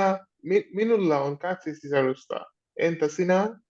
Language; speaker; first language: Finnish; non-native, learner; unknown